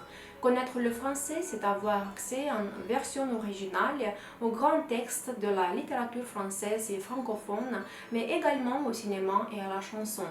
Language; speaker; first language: French; non-native, fluent; Romanian